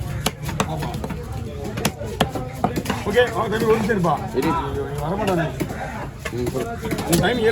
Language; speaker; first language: Tamil; native; Tamil